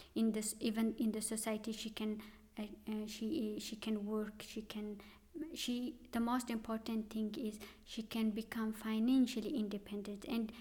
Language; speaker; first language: English; non-native, local second language; Pashto